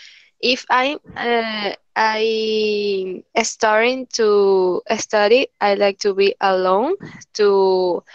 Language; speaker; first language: English; non-native, learner; Spanish